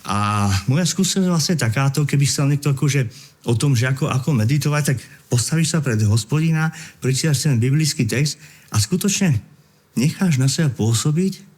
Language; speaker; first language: Slovak; native; Slovak